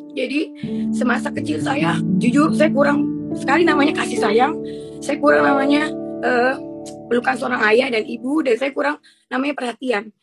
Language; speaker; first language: Indonesian; native; Indonesian